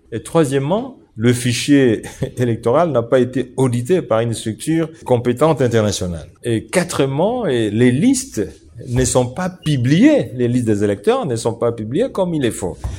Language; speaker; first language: French; non-native, local second language; Swahili